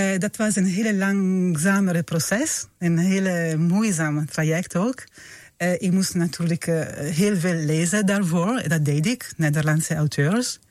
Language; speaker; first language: Dutch; non-native, fluent; Italian